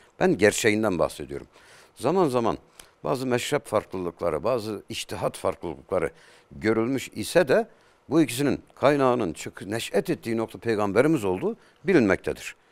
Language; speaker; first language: Turkish; native; Turkish